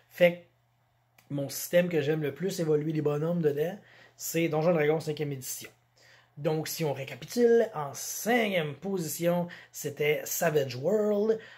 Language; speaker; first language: French; native; French